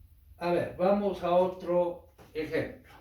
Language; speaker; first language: Spanish; native; Spanish